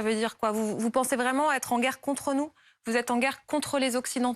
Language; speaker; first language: French; native; French